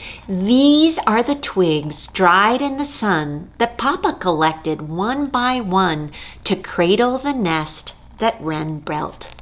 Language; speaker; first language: English; native; English